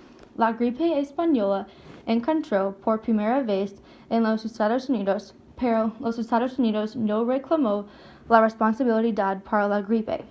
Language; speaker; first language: Spanish; non-native, learner; English